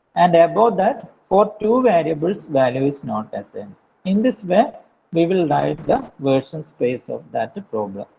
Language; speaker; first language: English; non-native, local second language; Malayalam